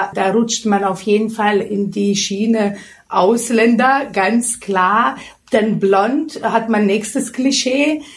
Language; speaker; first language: German; non-native, fluent; Lithuanian